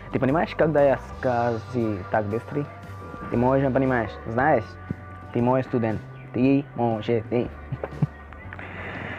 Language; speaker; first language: Russian; non-native, learner; Hindi